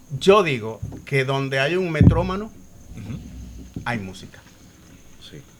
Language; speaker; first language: Spanish; native; Spanish